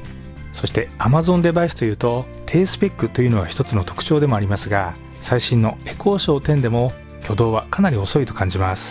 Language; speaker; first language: Japanese; native; Japanese